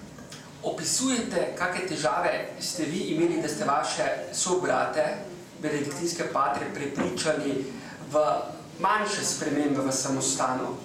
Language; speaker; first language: Slovenian; native; Slovenian